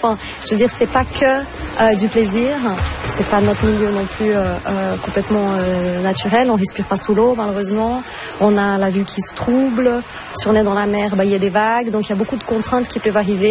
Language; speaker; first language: French; non-native, fluent; Portuguese